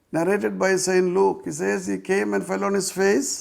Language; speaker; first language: English; non-native, local second language; Malayalam